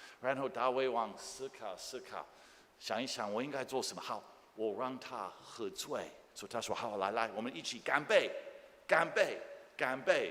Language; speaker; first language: Chinese; non-native, fluent; English